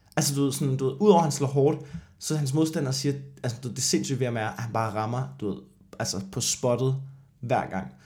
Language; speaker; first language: Danish; native; Danish